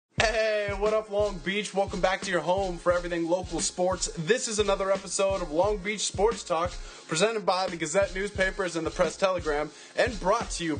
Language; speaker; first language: English; native; English